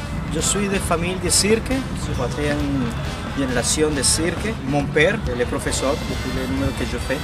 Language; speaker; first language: French; non-native, learner; Spanish